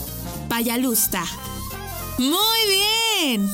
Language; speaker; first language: Russian; non-native, learner; Spanish